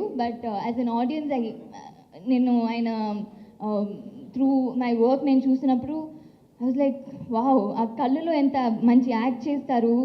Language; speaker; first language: Telugu; non-native, local second language; Tamil